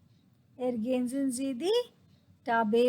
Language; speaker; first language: German; non-native, fluent; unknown